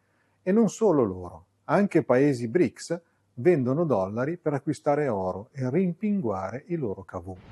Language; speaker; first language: Italian; native; Italian